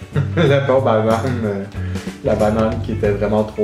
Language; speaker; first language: French; native; French